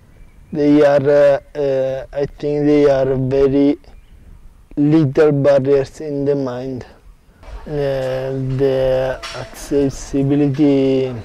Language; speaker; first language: English; non-native, learner; Italian